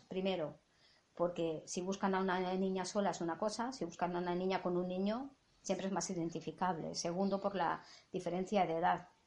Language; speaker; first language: Spanish; non-native, local second language; Catalan